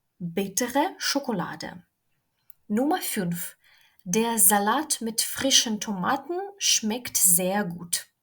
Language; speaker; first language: German; non-native, fluent; Ukrainian